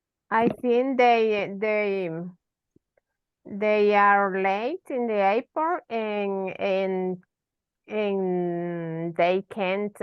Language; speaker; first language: English; non-native, learner; Spanish